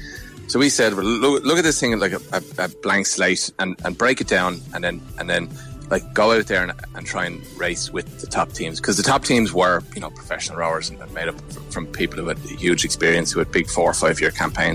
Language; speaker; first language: English; native; English